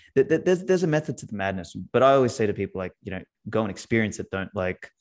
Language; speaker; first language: English; non-native, local second language; Macedonian